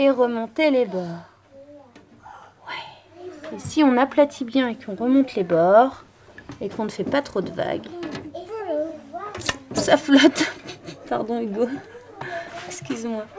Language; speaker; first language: French; native; French